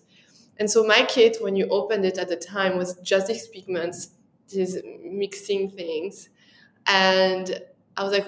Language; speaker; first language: English; non-native, fluent; French